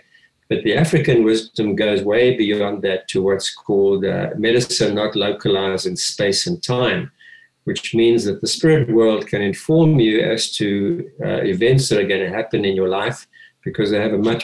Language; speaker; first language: English; native; English